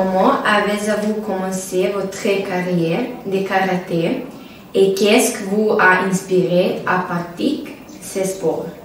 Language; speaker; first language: French; non-native, learner; Serbian